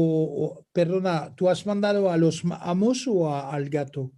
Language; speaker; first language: Spanish; non-native, fluent; French